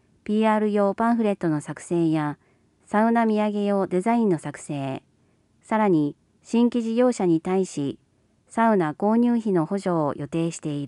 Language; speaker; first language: Japanese; native; Japanese